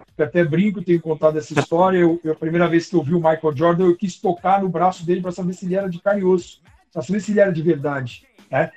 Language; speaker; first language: Portuguese; native; Portuguese